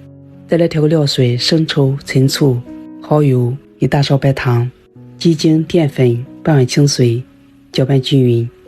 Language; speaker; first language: Chinese; native; Chinese